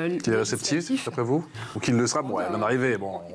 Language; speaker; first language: French; native; French